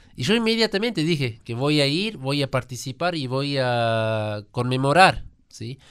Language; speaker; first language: Spanish; non-native, fluent; German